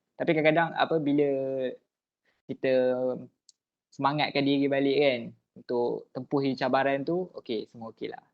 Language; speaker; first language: Malay; native; Malay